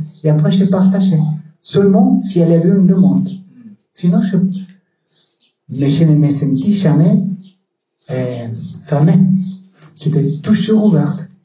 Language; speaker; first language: French; non-native, learner; Spanish